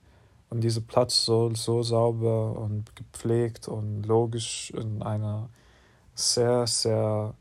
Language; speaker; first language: German; non-native, learner; English